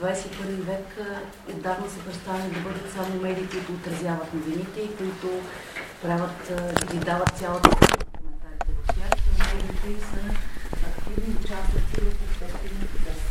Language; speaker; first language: Bulgarian; native; Bulgarian